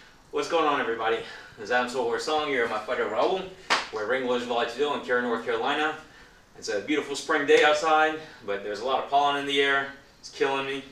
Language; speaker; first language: English; native; English